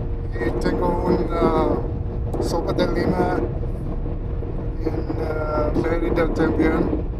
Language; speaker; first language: Spanish; non-native, learner; English